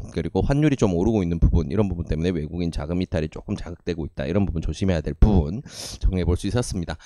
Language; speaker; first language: Korean; native; Korean